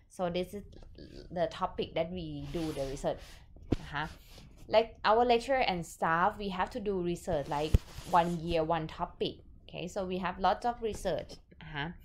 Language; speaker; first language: English; non-native, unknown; Thai